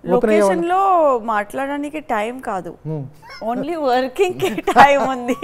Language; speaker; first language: Telugu; non-native, fluent; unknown